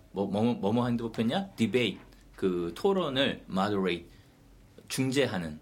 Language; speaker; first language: Korean; native; Korean